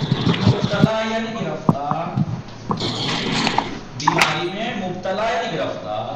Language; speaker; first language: Persian; non-native, fluent; Urdu